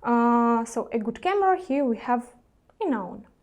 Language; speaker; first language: English; non-native, fluent; Russian